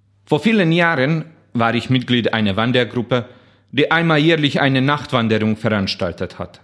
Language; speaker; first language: German; non-native, fluent; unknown